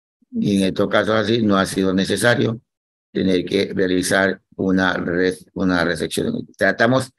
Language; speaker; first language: Spanish; native; Spanish